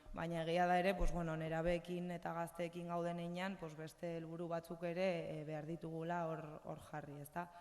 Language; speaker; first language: Basque; non-native, local second language; Spanish